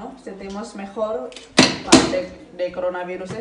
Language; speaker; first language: Spanish; non-native, learner; Indonesian